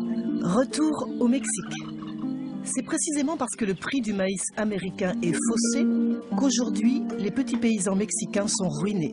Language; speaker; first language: French; native; French